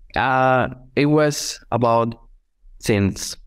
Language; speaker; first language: English; non-native, fluent; Spanish